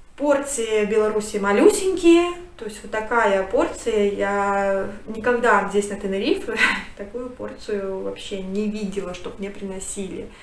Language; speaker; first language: Russian; native; Russian